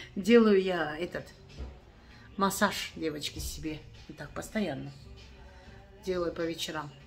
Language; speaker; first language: Russian; native; Russian